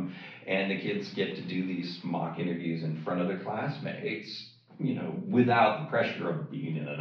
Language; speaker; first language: English; native; English